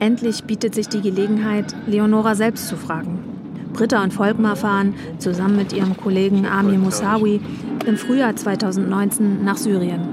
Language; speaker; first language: German; native; German